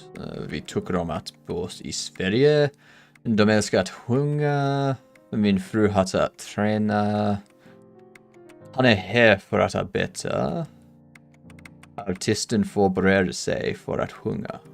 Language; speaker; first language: Swedish; non-native, learner; English